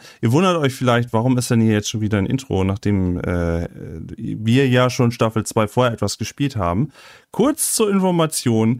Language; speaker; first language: German; native; German